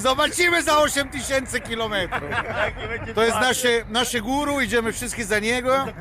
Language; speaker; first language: Polish; non-native, fluent; Italian